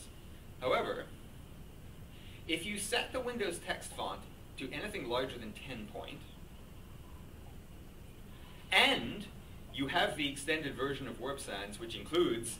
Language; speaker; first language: English; native; English